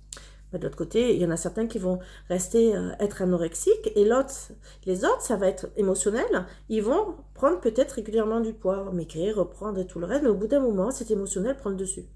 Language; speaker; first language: French; native; French